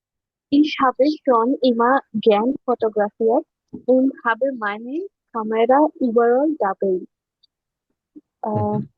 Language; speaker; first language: German; non-native, learner; Bangla